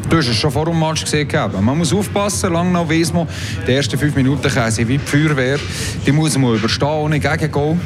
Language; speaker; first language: German; native; German